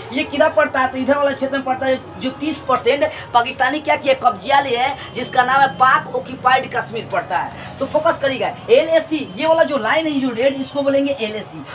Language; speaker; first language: Hindi; native; Hindi